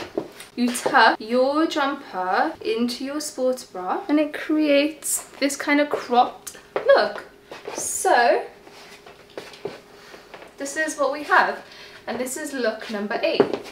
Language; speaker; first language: English; native; English